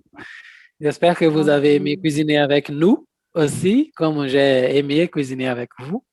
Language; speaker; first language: French; non-native, fluent; Portuguese